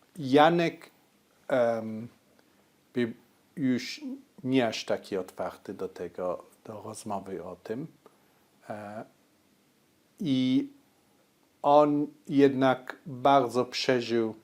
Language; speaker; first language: Polish; early bilingual, heritage; Polish